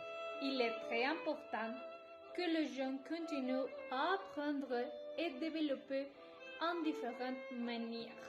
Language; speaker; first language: French; non-native, learner; Spanish